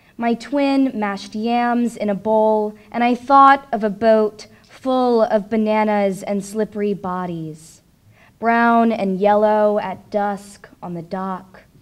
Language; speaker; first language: English; native; English